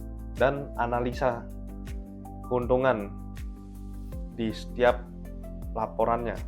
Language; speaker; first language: Indonesian; native; Indonesian